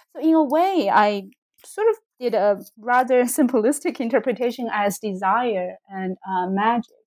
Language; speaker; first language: English; non-native, fluent; Chinese